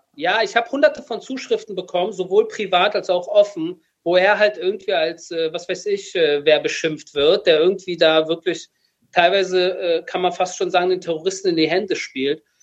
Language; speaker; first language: German; early bilingual, other home language; Persian